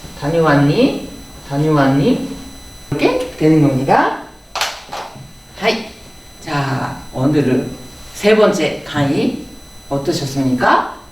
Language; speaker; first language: Korean; native; Korean